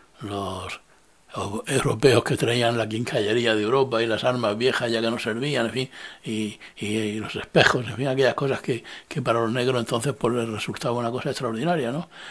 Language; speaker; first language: Spanish; native; Spanish